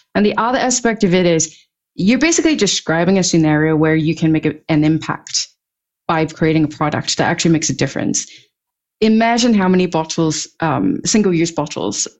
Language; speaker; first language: English; non-native, local second language; Cantonese